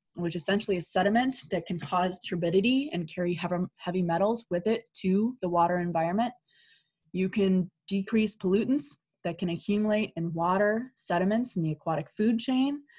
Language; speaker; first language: English; native; English